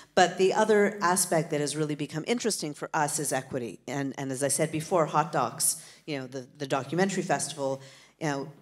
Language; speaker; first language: English; native; English